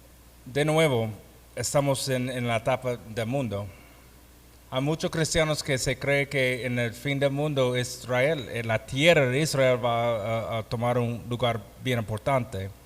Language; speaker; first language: Spanish; non-native, fluent; English